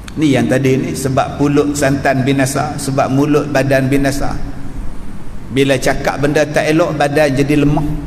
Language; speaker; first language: Malay; native; Malay